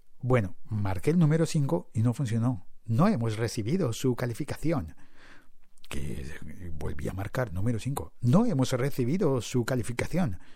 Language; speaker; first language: Spanish; native; Spanish